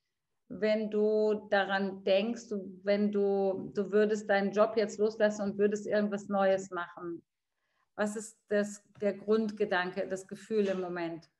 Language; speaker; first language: German; native; German